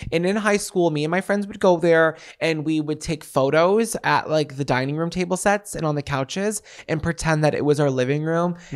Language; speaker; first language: English; native; English